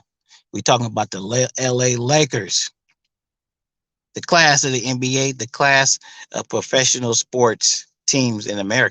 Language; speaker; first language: English; native; English